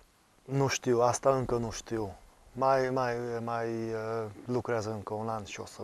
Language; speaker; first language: Romanian; non-native, local second language; Hungarian